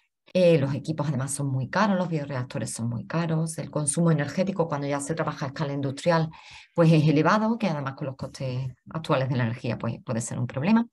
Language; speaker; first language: Spanish; native; Spanish